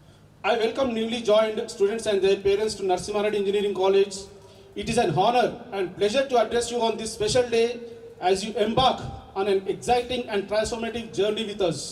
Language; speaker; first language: English; non-native, local second language; Telugu